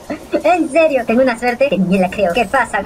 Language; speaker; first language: Spanish; native; Spanish